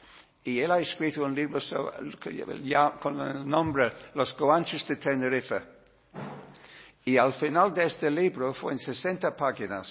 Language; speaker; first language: Spanish; non-native, learner; English